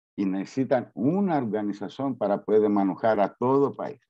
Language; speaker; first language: Spanish; non-native, learner; Greek